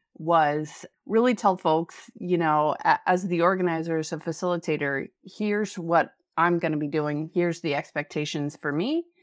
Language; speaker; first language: English; native; English